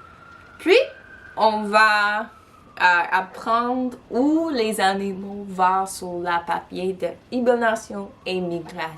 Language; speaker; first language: French; non-native, local second language; English